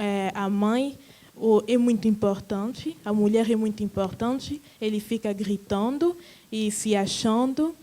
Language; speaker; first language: Portuguese; non-native, fluent; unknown